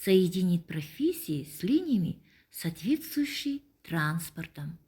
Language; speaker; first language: Russian; non-native, local second language; Kazakh